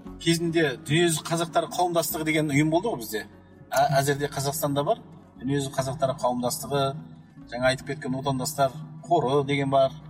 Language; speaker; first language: Kazakh; native; Kazakh